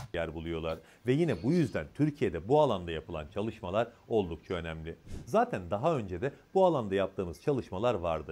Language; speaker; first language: Turkish; native; Turkish